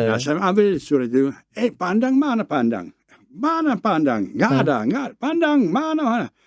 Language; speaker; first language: Indonesian; non-native, fluent; Dutch